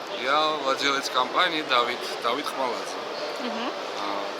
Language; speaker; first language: Russian; non-native, fluent; Georgian